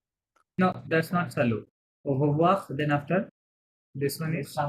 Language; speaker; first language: English; non-native, local second language; Bangla